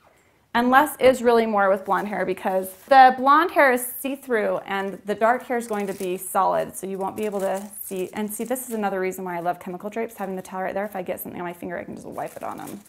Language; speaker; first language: English; native; English